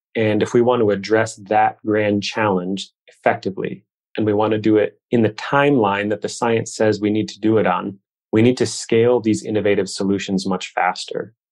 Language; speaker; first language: English; native; English